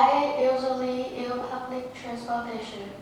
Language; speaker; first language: English; non-native, learner; Vietnamese